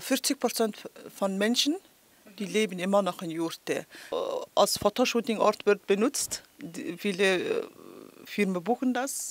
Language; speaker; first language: German; non-native, learner; Mongolian